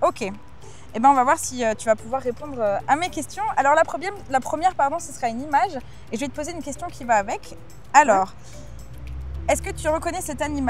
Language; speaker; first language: French; native; French